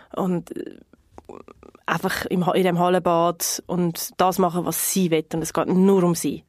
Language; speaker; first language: German; non-native, fluent; Portuguese